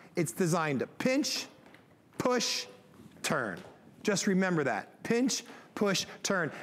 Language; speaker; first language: English; native; English